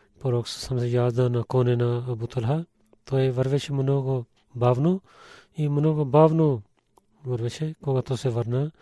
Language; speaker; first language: Bulgarian; non-native, learner; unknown